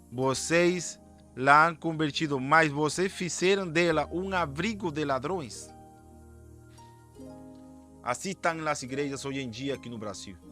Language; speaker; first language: Portuguese; non-native, fluent; Spanish